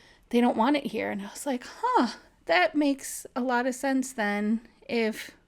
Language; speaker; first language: English; native; English